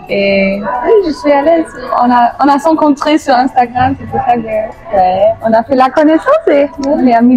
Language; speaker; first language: French; non-native, fluent; German